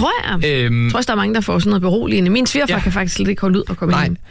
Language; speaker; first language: Danish; native; Danish